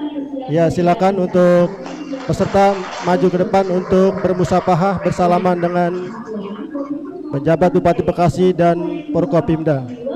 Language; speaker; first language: Indonesian; native; Indonesian